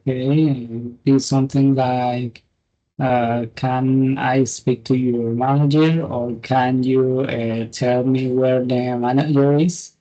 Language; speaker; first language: English; non-native, fluent; Spanish